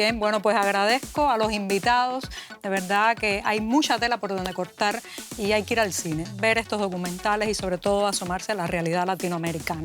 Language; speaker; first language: Spanish; native; Spanish